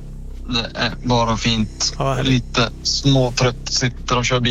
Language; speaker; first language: Swedish; native; Swedish